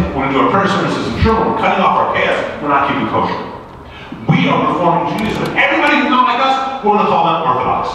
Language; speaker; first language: English; native; English